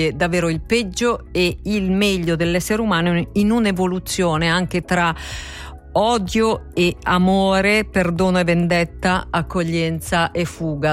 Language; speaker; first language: Italian; native; Italian